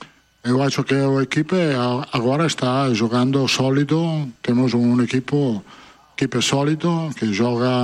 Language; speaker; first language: Portuguese; non-native, fluent; Italian